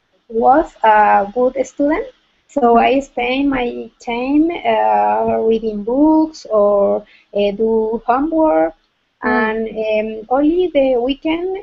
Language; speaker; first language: English; non-native, learner; Spanish